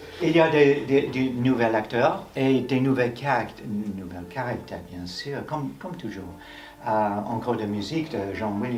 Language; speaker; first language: French; non-native, fluent; English